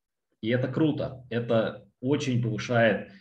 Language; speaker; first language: Russian; native; Russian